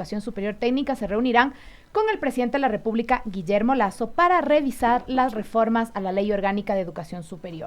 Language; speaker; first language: Spanish; native; Spanish